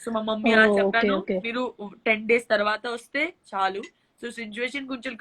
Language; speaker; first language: Telugu; non-native, learner; Gujarati